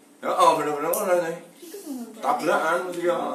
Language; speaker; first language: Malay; non-native, local second language; Javanese